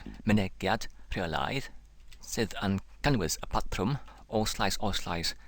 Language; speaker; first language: Welsh; non-native, learner; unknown